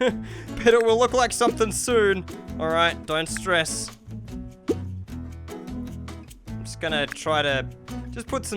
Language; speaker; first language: English; native; English